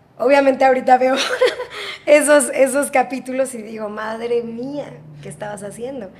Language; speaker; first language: Spanish; native; Spanish